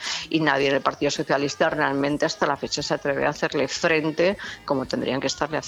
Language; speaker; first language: Spanish; native; Spanish